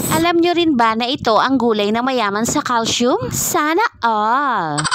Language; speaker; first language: Filipino; non-native, local second language; Bikol